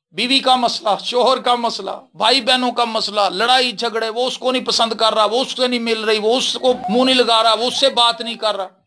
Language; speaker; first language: Urdu; non-native, local second language; Punjabi